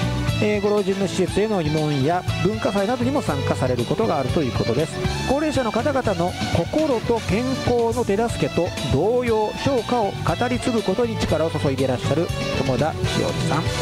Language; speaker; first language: Japanese; native; Japanese